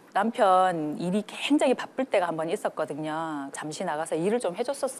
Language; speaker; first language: Korean; native; Korean